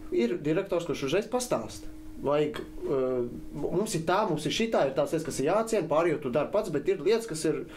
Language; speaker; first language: Latvian; native; Latvian